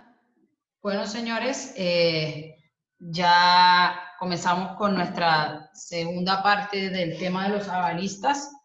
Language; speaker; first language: Spanish; native; Spanish